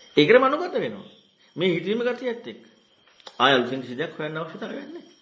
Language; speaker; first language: Sinhala; native; Sinhala